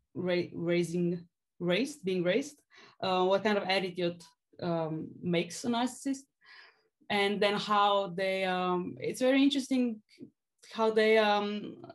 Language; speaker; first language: English; non-native, fluent; Slovenian